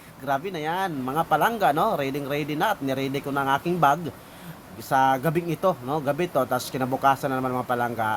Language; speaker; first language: Filipino; non-native, local second language; Cebuano